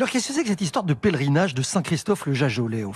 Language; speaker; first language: French; native; French